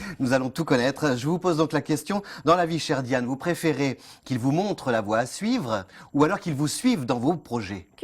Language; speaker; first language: French; native; French